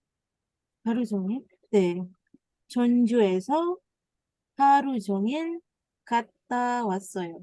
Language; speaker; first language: Korean; non-native, learner; Malay